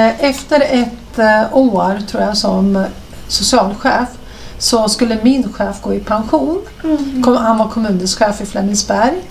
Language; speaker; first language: Swedish; early bilingual, other home language; Serbian